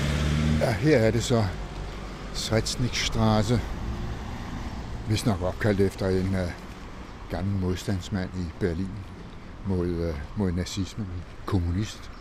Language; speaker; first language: Danish; native; Danish